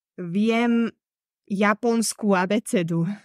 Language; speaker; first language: Slovak; native; Slovak